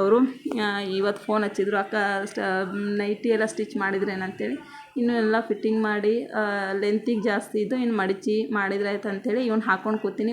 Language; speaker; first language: Kannada; native; Kannada